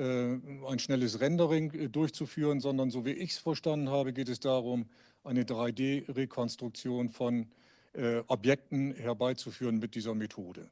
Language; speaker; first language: German; native; German